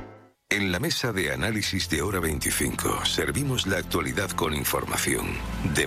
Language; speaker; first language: Spanish; native; Spanish